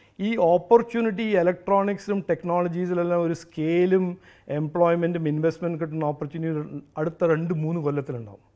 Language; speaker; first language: Malayalam; early bilingual, heritage; Malayalam